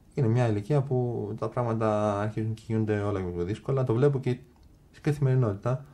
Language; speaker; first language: Greek; native; Greek